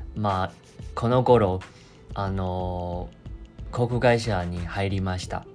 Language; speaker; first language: Japanese; non-native, fluent; Chinese